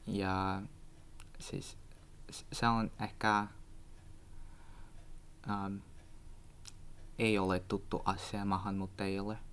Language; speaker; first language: Finnish; non-native, learner; Russian